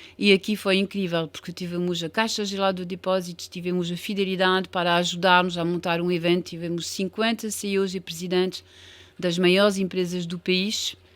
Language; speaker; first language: Portuguese; non-native, fluent; French